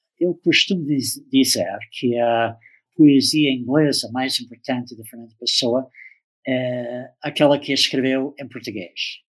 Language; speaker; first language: Portuguese; non-native, fluent; English